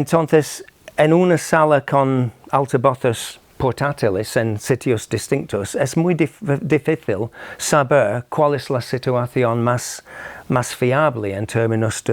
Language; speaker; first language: Spanish; non-native, fluent; English